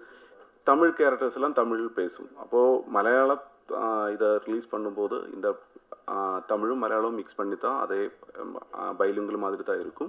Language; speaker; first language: Tamil; non-native, learner; Malayalam